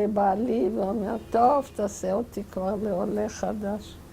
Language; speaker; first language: Hebrew; non-native, fluent; Yiddish